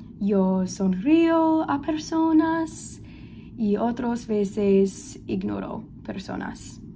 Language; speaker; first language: Spanish; non-native, learner; English